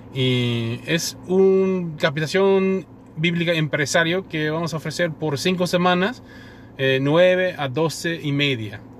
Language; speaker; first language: Spanish; non-native, fluent; English